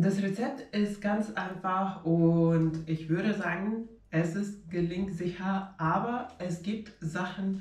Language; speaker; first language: German; non-native, fluent; Finnish